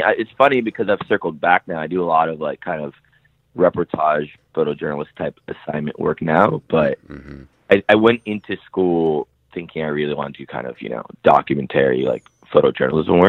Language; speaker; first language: English; native; English